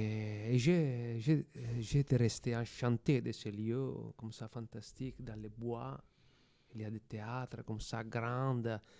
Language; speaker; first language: French; non-native, fluent; Italian